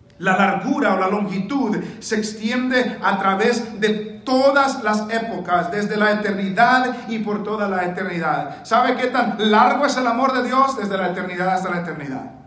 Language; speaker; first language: Spanish; early bilingual, heritage; Spanish